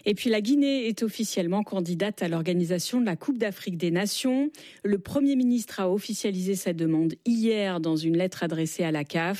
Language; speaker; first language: French; native; French